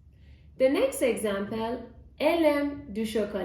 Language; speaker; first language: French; non-native, fluent; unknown